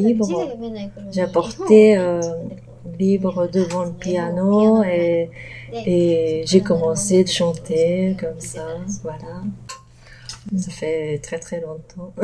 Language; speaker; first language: French; non-native, fluent; Japanese